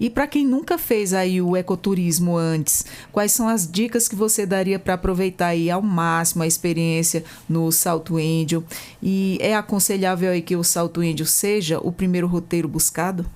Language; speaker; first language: Portuguese; native; Portuguese